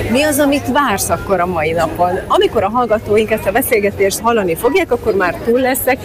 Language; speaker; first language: Hungarian; native; Hungarian